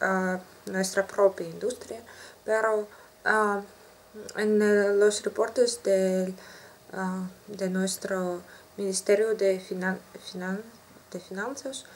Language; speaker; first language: Spanish; non-native, learner; Russian